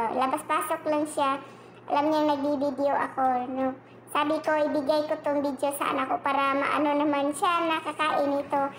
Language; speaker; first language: Filipino; non-native, local second language; Cebuano